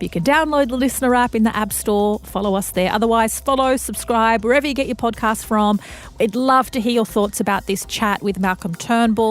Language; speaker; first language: English; native; English